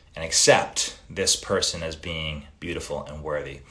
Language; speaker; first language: English; early bilingual, other home language; Italian